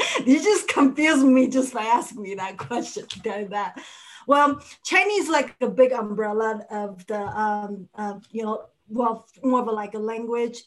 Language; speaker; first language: English; non-native, fluent; Chinese